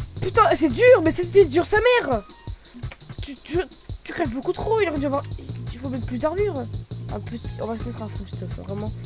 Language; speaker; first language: French; native; French